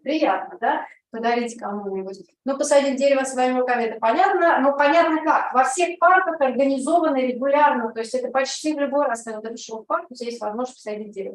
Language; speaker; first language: Russian; native; Russian